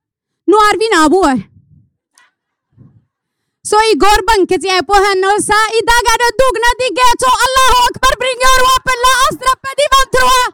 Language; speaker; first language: Norwegian; non-native, fluent; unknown